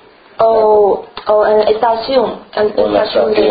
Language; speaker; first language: Spanish; non-native, learner; Chinese